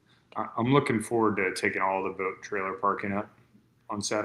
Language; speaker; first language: English; native; English